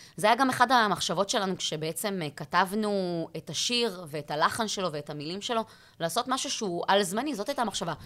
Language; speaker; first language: Hebrew; native; Hebrew